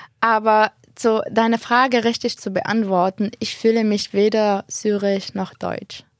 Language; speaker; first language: German; non-native, fluent; Arabic